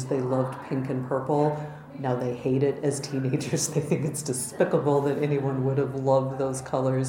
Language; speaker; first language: English; native; English